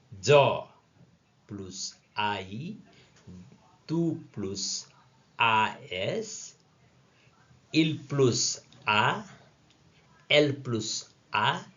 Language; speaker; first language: French; non-native, learner; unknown